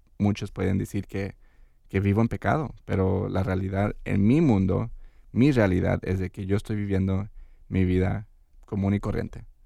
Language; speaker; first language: Spanish; early bilingual, heritage; Spanish